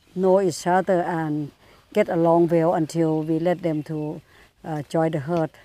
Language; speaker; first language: English; non-native, learner; Thai